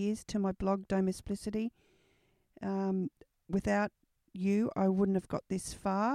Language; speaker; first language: English; native; English